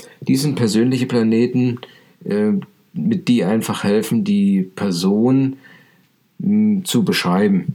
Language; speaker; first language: German; native; German